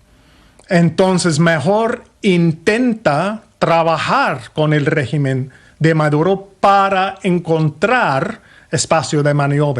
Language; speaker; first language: Spanish; non-native, fluent; English